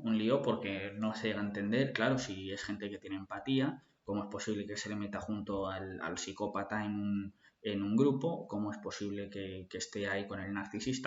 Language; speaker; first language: Spanish; native; Spanish